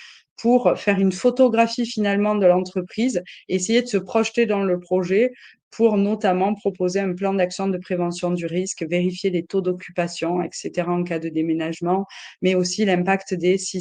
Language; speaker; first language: French; native; French